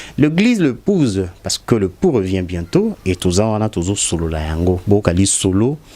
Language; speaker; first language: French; non-native, local second language; Lingala